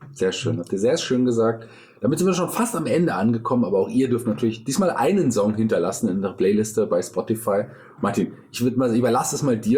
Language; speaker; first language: German; native; German